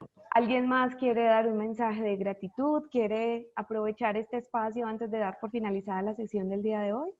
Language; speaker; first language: Spanish; native; Spanish